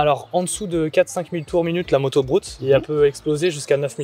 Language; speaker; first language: French; native; French